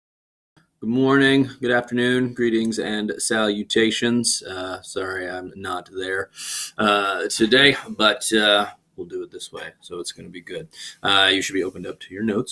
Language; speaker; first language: English; native; English